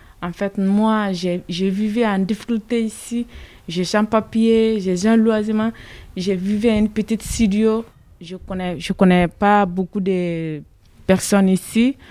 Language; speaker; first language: French; non-native, learner; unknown